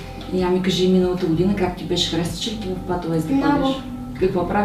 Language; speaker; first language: Bulgarian; native; Bulgarian